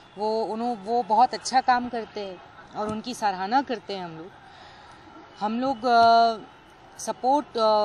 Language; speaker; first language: Hindi; non-native, local second language; Urdu